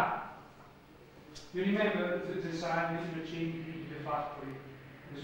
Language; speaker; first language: English; non-native, learner; Italian